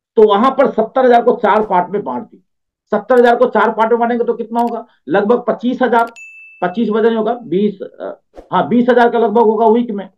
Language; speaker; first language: Hindi; native; Hindi